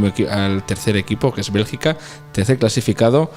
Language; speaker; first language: Spanish; native; Spanish